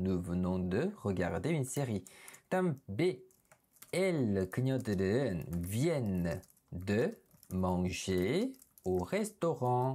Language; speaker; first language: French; non-native, fluent; Korean